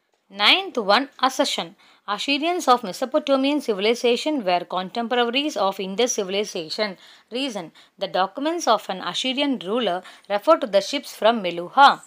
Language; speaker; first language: English; non-native, local second language; Tamil